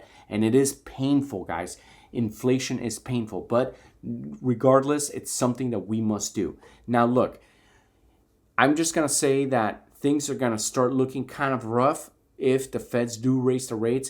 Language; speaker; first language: English; native; English